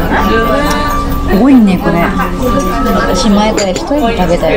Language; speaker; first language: Japanese; native; Japanese